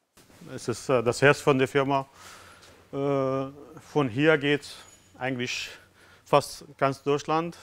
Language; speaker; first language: German; non-native, fluent; Arabic